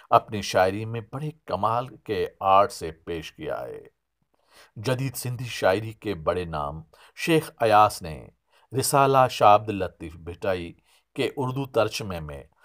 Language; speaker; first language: Urdu; non-native, local second language; Sindhi